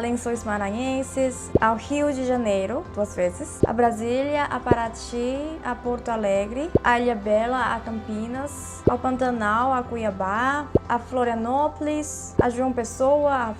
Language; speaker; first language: Portuguese; non-native, fluent; Korean